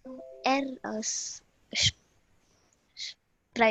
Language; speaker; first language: German; non-native, learner; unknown